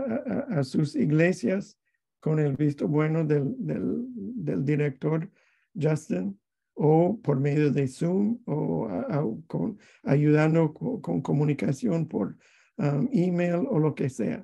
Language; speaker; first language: Spanish; non-native, fluent; English